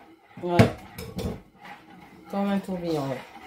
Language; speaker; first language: French; native; French